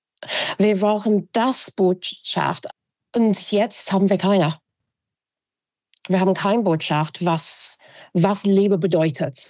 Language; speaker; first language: German; non-native, fluent; English